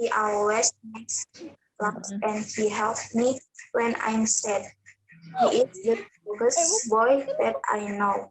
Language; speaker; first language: English; non-native, learner; Indonesian